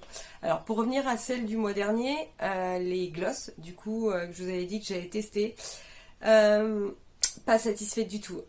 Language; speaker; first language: French; native; French